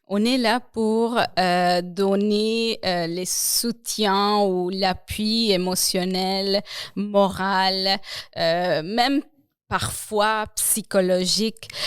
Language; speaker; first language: French; non-native, fluent; Spanish